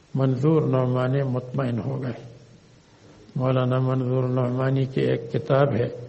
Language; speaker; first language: Urdu; native; Urdu